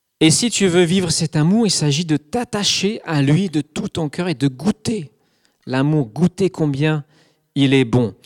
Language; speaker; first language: French; non-native, fluent; English